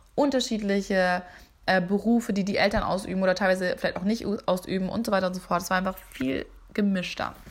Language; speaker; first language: German; native; German